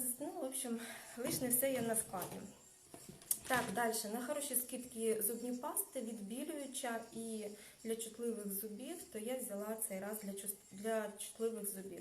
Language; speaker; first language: Ukrainian; non-native, local second language; Russian